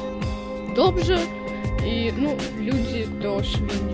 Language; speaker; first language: Polish; non-native, learner; Russian